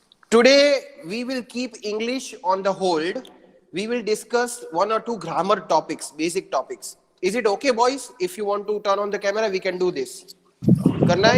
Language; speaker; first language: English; non-native, local second language; Gujarati